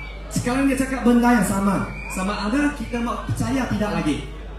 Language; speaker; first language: Malay; non-native, local second language; Chinese